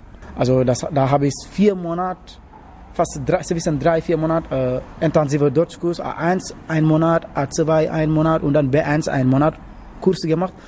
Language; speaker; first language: German; non-native, learner; Wolof